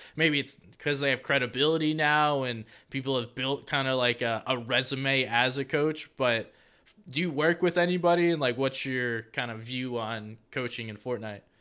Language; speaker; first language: English; native; English